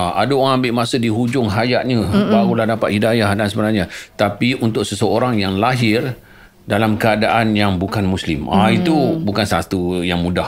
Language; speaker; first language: Malay; native; Malay